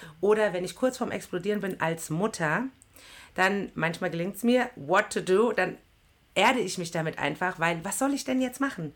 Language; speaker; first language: German; native; German